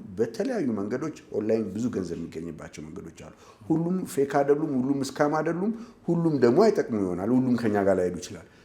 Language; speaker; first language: Amharic; native; Amharic